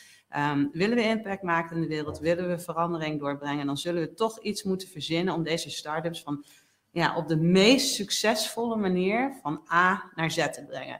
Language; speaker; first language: Dutch; native; Dutch